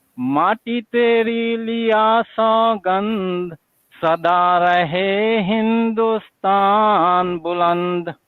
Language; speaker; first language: Hindi; native; Hindi